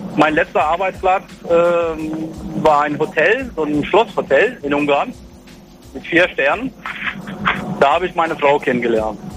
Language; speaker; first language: German; non-native, fluent; Hungarian